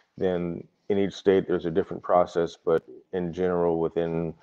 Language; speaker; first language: English; native; English